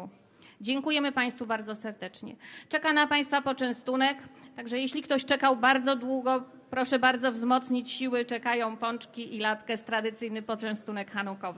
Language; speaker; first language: Polish; native; Polish